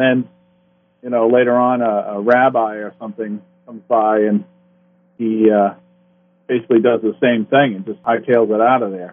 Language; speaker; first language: English; native; English